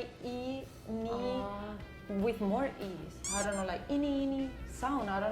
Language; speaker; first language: English; non-native, fluent; Spanish